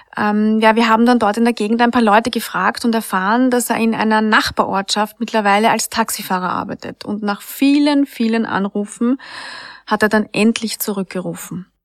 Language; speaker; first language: German; native; German